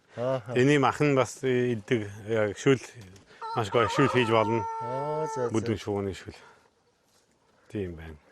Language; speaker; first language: Mongolian; non-native, fluent; Hungarian